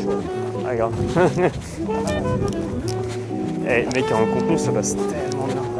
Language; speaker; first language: French; native; French